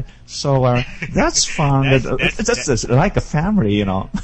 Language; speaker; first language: English; non-native, learner; Japanese